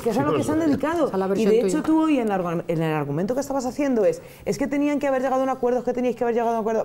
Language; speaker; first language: Spanish; native; Spanish